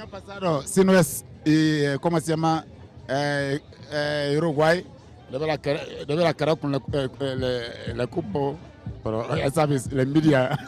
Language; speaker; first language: Spanish; non-native, learner; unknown